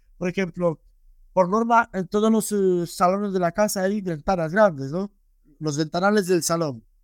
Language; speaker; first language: Spanish; non-native, fluent; Romanian